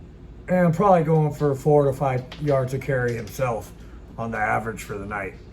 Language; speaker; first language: English; native; English